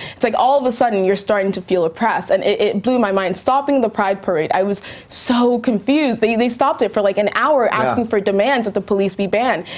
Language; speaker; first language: English; native; English